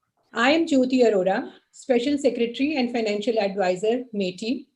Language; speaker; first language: English; non-native, local second language; Hindi